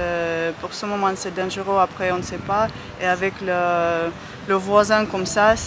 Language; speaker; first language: French; non-native, fluent; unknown